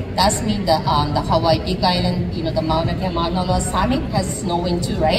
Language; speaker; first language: English; non-native, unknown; Japanese